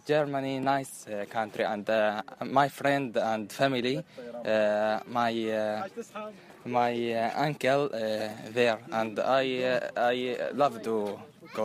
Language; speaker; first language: English; non-native, learner; Arabic